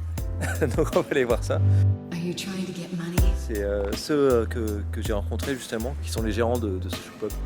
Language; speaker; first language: French; native; French